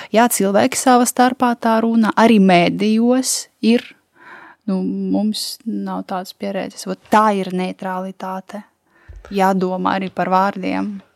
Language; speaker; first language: Latvian; non-native, local second language; Russian